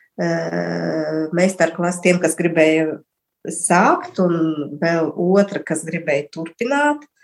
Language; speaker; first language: Latvian; native; Latvian